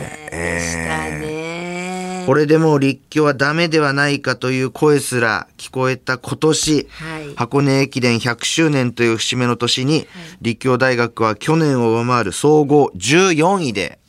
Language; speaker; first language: Japanese; native; Japanese